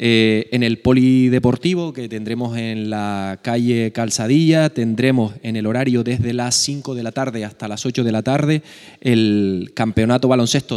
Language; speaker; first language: Spanish; native; Spanish